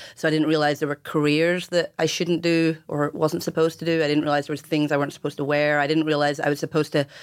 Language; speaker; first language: English; native; English